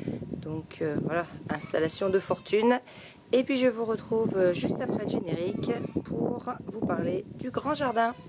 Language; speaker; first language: French; native; French